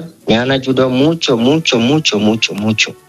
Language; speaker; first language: Spanish; non-native, learner; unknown